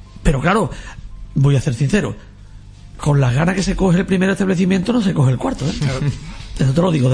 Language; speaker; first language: Spanish; native; Spanish